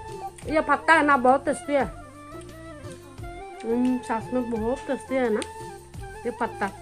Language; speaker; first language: Hindi; non-native, local second language; Chakma